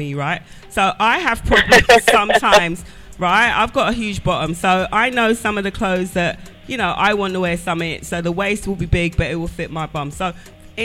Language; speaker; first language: English; native; English